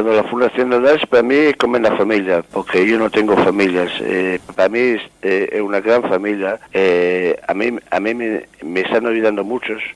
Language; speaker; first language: Spanish; non-native, learner; Italian